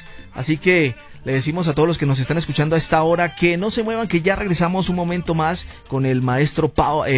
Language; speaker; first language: Spanish; native; Spanish